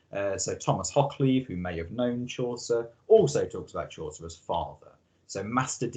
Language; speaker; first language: English; native; English